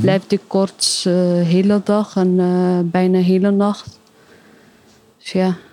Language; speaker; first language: Dutch; non-native, learner; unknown